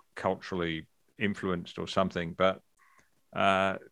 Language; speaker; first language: English; native; English